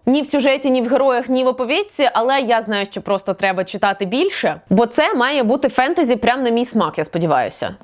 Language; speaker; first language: Ukrainian; native; Ukrainian